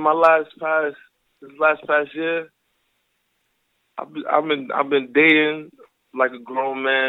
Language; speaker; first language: English; native; English